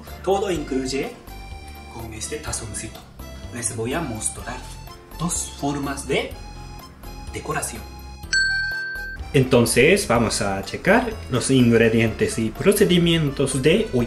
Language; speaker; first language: Spanish; non-native, fluent; Japanese